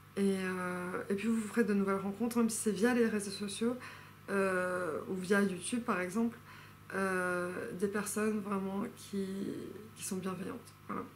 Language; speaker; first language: French; non-native, fluent; English